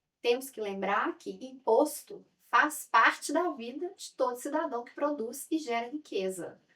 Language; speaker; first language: Portuguese; native; Portuguese